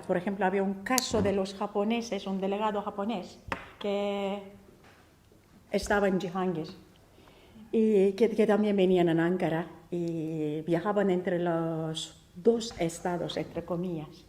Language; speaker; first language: Spanish; non-native, fluent; Turkish